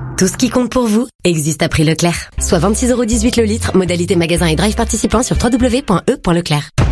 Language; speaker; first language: French; native; French